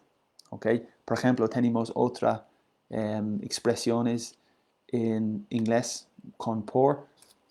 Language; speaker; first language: Spanish; non-native, learner; English